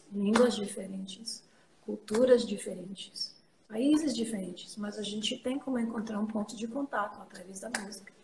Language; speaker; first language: Portuguese; non-native, fluent; English